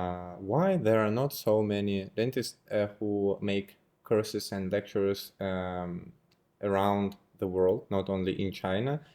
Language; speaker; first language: English; non-native, fluent; Russian